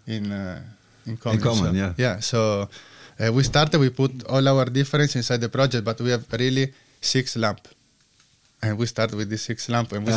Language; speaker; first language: English; non-native, learner; Italian